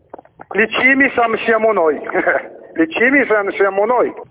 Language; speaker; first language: Italian; non-native, learner; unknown